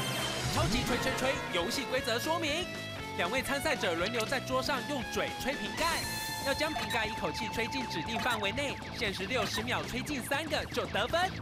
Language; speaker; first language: Chinese; native; Chinese